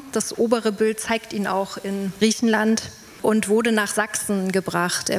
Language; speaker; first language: German; native; German